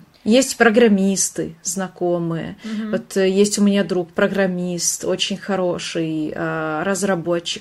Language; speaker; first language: Russian; non-native, fluent; Hungarian